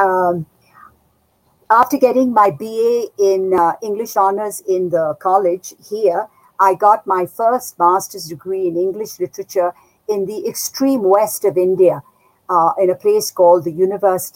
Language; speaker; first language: English; non-native, local second language; Nepali